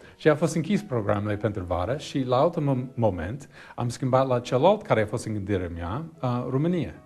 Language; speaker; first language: Romanian; non-native, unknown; English